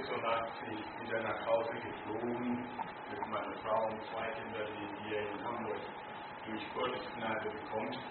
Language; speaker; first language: German; non-native, learner; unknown